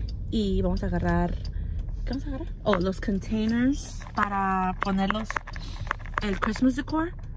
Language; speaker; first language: Spanish; early bilingual, heritage; Spanish